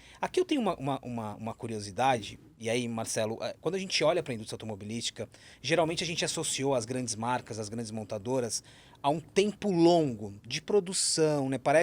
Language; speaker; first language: Portuguese; native; Portuguese